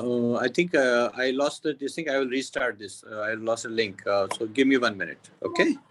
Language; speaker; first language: English; non-native, local second language; Kashmiri